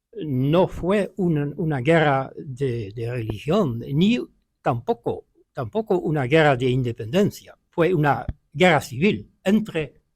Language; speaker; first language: Spanish; non-native, fluent; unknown